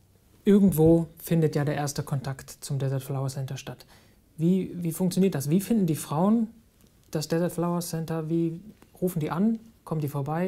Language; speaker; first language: German; native; German